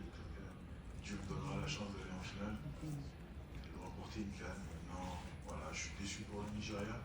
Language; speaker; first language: French; native; French